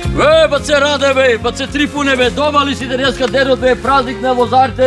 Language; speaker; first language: Macedonian; native; Macedonian